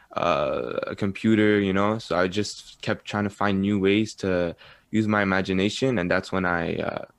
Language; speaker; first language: English; early bilingual, other home language; Arabic